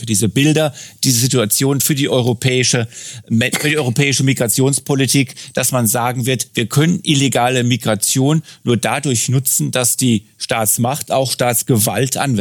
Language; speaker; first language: German; native; German